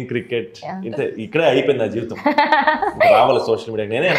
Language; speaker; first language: Telugu; native; Telugu